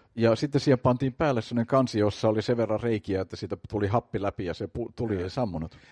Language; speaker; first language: Finnish; native; Finnish